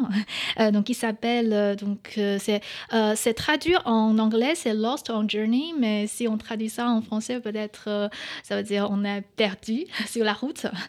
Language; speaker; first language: French; non-native, fluent; Chinese